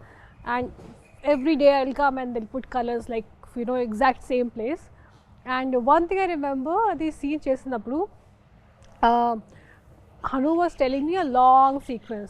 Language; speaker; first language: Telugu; non-native, local second language; Hindi